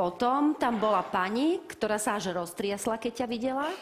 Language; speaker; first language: Slovak; native; Slovak